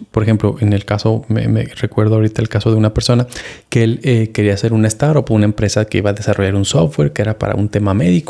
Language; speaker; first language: Spanish; native; Spanish